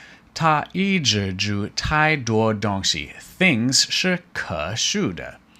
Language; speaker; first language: Chinese; non-native, fluent; English